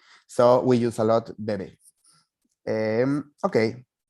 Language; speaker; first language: English; non-native, fluent; Spanish